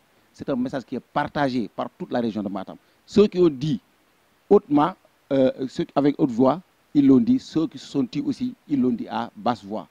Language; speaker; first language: French; non-native, local second language; Fula